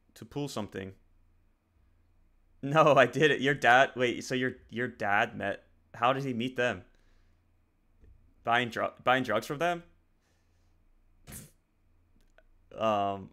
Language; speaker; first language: English; native; English